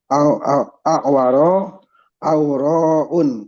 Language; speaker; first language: Arabic; non-native, learner; Indonesian